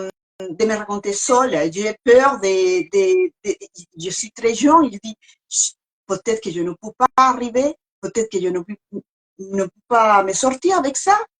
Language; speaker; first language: French; non-native, learner; Spanish